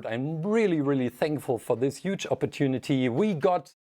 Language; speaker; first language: English; non-native, fluent; German